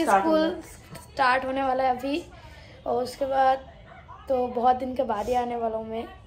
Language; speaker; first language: Hindi; non-native, local second language; Bangla